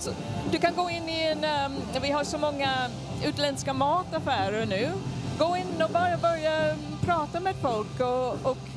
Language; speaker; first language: Swedish; non-native, fluent; English